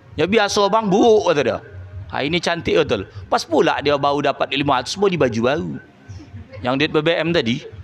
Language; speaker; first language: Malay; native; Malay